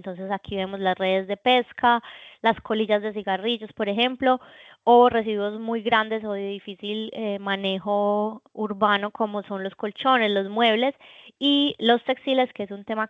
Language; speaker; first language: Spanish; native; Spanish